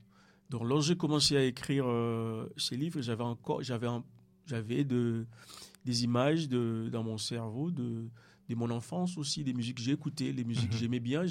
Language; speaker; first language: French; non-native, local second language; Lingala